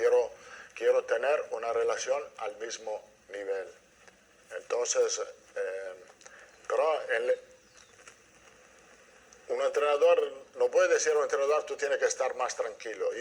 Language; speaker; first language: Spanish; non-native, fluent; Italian